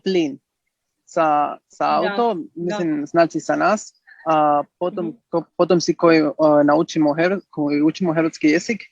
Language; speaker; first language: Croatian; early bilingual, heritage; Spanish